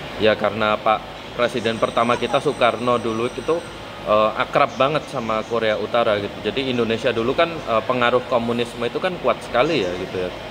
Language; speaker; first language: Indonesian; native; Indonesian